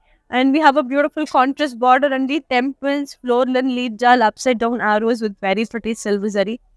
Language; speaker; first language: English; non-native, local second language; Telugu